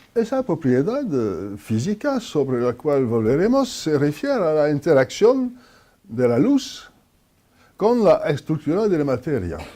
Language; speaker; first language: Spanish; non-native, fluent; French